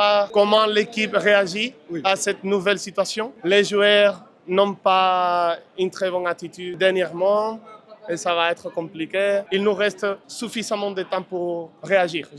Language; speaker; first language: French; non-native, fluent; Spanish